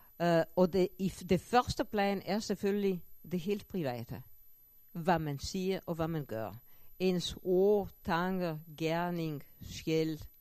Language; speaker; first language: Danish; non-native, fluent; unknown